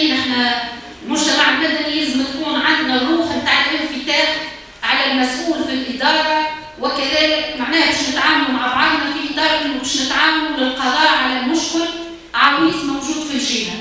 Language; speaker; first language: Arabic; native; Arabic